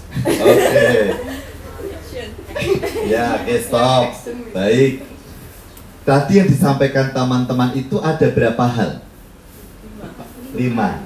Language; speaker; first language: Indonesian; native; Indonesian